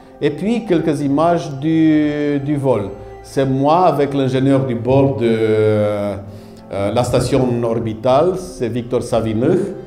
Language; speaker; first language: French; non-native, fluent; Romanian